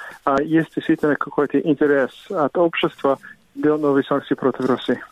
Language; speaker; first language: Russian; non-native, fluent; English